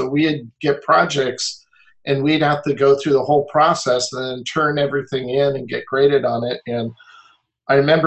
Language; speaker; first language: English; native; English